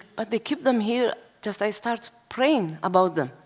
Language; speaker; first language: English; non-native, learner; Tigrinya